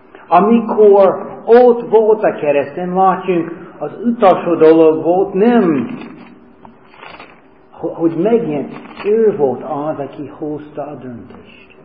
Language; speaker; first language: Hungarian; non-native, fluent; English